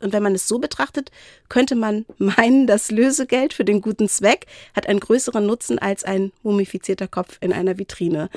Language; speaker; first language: German; native; German